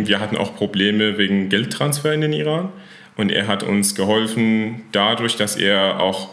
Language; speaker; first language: German; non-native, fluent; Persian